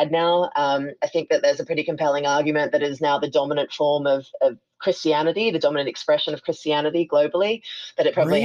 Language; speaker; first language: English; native; English